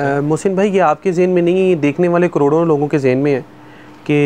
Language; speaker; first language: Urdu; native; Urdu